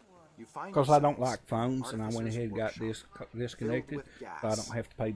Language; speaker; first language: English; native; English